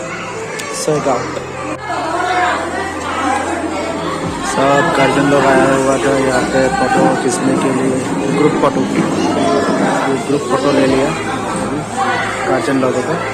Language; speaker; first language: Hindi; non-native, local second language; Bodo